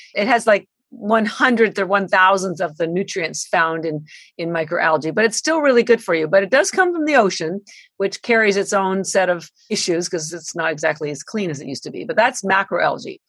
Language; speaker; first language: English; native; English